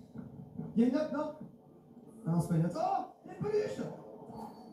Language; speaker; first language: French; native; French